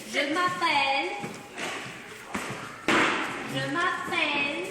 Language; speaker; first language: French; non-native, learner; English